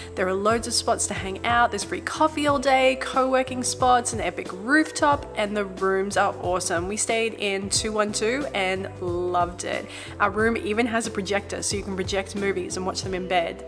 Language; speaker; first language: English; native; English